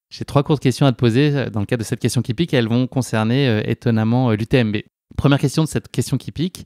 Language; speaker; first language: French; native; French